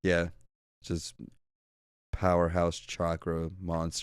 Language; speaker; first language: English; native; English